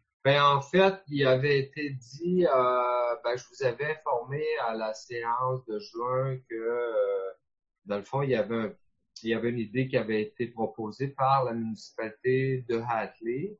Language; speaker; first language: French; native; French